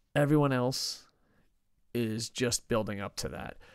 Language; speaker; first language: English; native; English